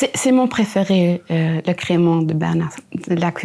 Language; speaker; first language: French; non-native, local second language; Luxembourgish